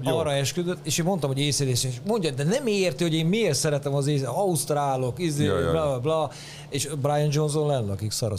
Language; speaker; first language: Hungarian; native; Hungarian